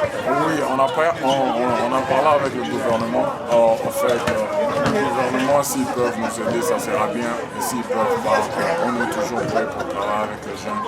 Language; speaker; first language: French; non-native, local second language; Swahili